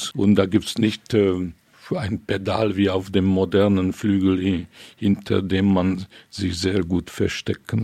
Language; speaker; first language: German; non-native, fluent; Hungarian